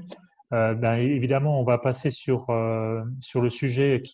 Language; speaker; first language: French; native; French